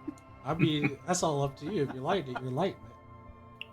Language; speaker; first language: English; native; English